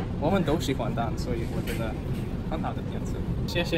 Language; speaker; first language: Chinese; non-native, learner; English